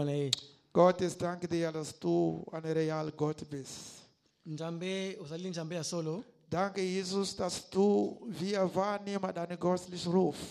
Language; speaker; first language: German; non-native, learner; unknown